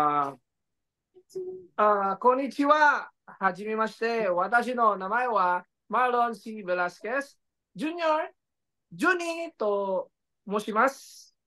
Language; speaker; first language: Japanese; non-native, learner; Filipino